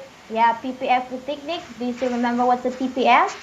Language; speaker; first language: English; non-native, fluent; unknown